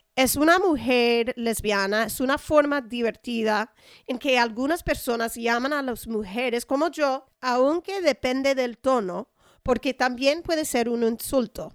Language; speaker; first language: Spanish; non-native, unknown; English